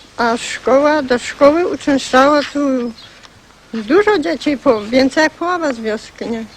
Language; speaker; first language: Polish; native; Polish